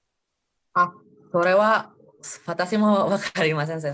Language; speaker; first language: Japanese; non-native, learner; Indonesian